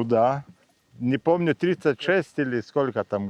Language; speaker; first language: Russian; non-native, fluent; Lithuanian